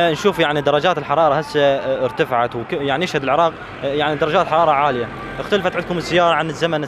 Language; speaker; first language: Arabic; native; Arabic